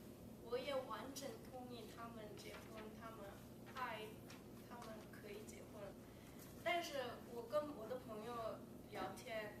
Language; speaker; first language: Chinese; non-native, learner; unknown